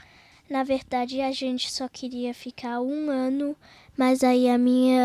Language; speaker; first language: Portuguese; early bilingual, heritage; Portuguese